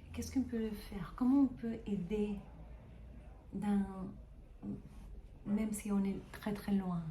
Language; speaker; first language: French; non-native, learner; Spanish